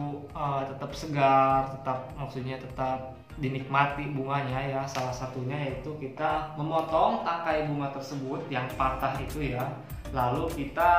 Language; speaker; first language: Indonesian; native; Indonesian